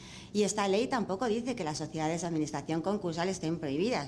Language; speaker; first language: Spanish; native; Spanish